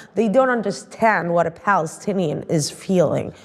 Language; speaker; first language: English; non-native, fluent; Arabic